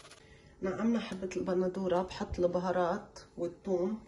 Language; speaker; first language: Arabic; native; Arabic